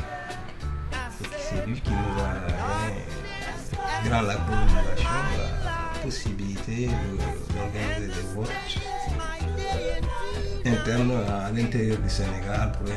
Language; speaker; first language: French; non-native, local second language; Wolof